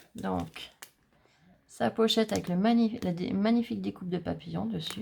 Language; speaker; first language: French; native; French